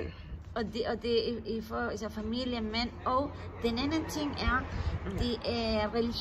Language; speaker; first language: Danish; non-native, learner; Spanish